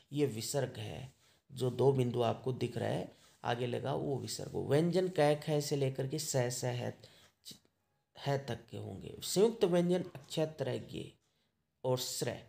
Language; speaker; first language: Hindi; native; Hindi